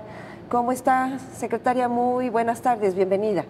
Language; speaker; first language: Spanish; native; Spanish